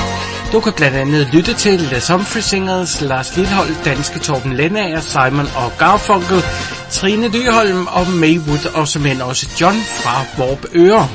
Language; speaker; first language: Danish; native; Danish